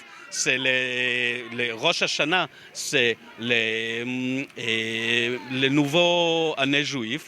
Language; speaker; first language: French; non-native, learner; Hebrew